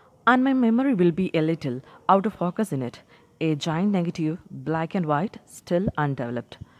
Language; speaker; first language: English; non-native, local second language; Malayalam